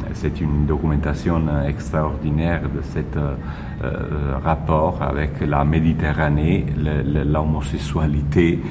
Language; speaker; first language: French; non-native, fluent; Italian